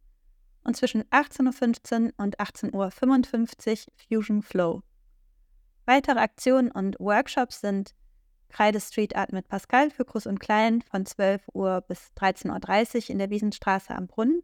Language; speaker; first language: German; native; German